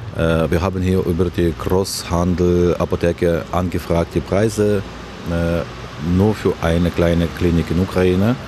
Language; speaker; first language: German; non-native, learner; Ukrainian